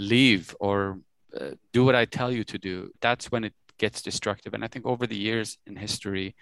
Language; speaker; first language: English; early bilingual, other home language; Persian